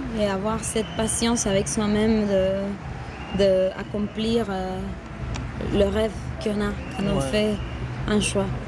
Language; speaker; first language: French; non-native, fluent; Spanish